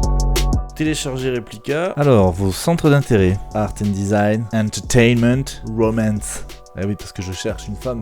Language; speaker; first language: French; native; French